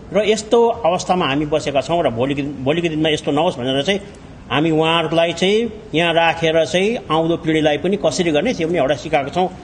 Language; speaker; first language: Nepali; native; Nepali